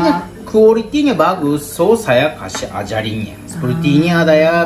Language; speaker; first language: Indonesian; non-native, learner; Japanese